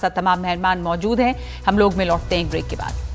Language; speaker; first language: Hindi; native; Hindi